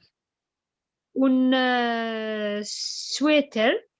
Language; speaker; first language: Spanish; non-native, learner; French